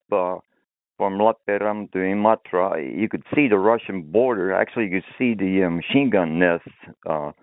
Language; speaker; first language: English; early bilingual, other home language; Finnish